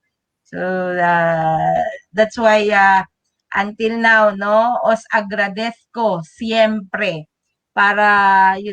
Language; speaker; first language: Spanish; non-native, fluent; Filipino